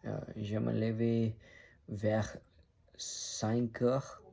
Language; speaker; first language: French; non-native, learner; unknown